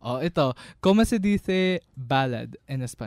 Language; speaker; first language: Spanish; non-native, learner; Filipino